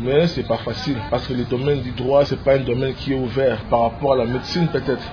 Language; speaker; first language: French; non-native, local second language; Lingala